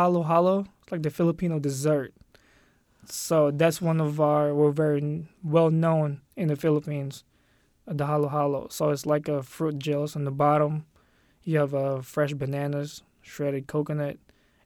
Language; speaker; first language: English; non-native, local second language; Filipino